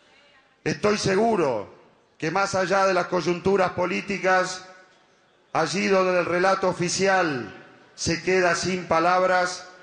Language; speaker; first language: Spanish; native; Spanish